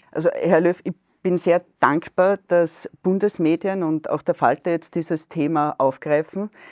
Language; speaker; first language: German; native; German